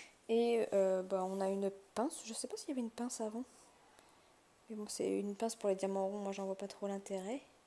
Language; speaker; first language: French; native; French